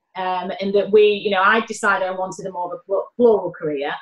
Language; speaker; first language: English; native; English